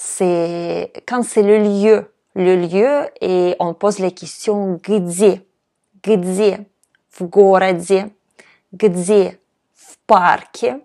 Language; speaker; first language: French; non-native, fluent; Russian